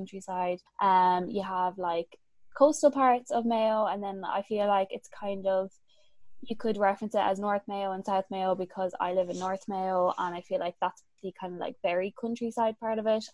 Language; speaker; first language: English; native; English